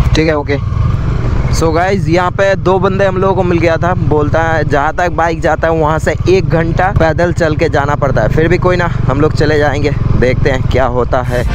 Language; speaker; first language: Hindi; non-native, local second language; Bangla